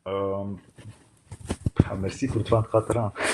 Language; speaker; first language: French; non-native, learner; Slovenian